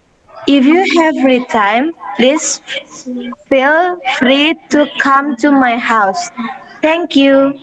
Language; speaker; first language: English; non-native, learner; Indonesian